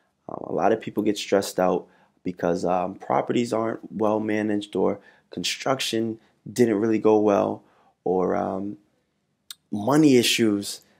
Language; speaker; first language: English; native; English